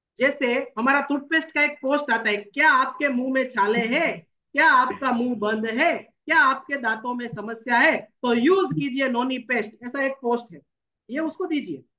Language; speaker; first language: Hindi; non-native, local second language; Gujarati